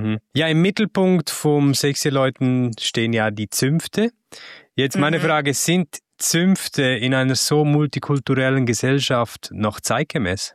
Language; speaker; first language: German; native; German